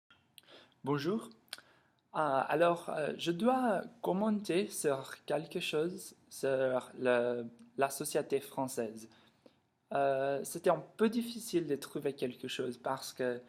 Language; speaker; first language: French; non-native, learner; English